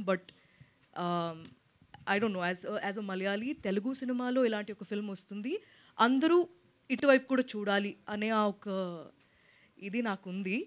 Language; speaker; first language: Telugu; non-native, local second language; Malayalam